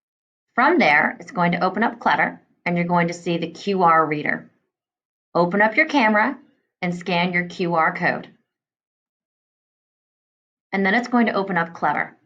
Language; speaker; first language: English; native; English